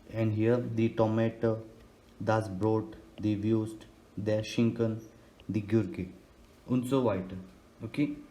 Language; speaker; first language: German; non-native, learner; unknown